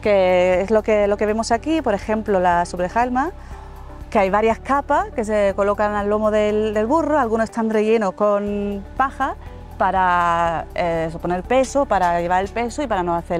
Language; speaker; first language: Spanish; native; Spanish